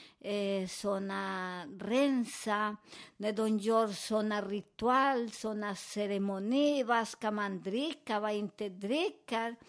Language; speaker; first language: Swedish; non-native, fluent; Spanish